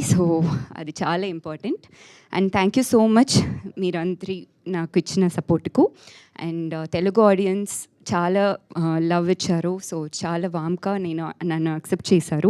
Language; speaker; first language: Telugu; non-native, local second language; Tamil